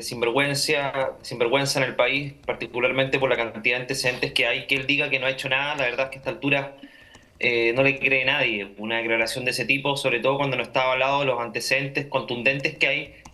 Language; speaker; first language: Spanish; native; Spanish